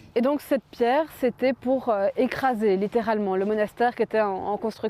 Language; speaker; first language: French; native; French